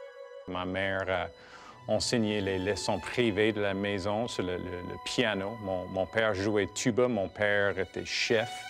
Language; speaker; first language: French; non-native, fluent; English